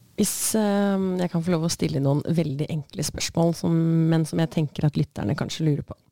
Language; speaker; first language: Norwegian; native; Norwegian